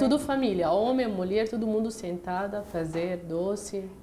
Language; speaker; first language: Portuguese; non-native, learner; Arabic